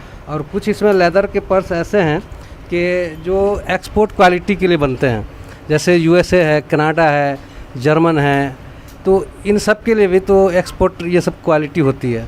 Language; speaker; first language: Hindi; native; Hindi